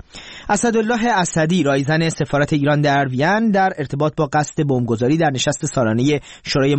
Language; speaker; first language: Persian; native; Persian